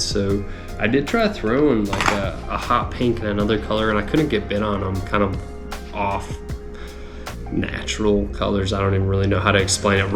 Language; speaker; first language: English; native; English